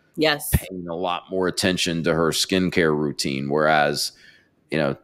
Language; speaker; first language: English; native; English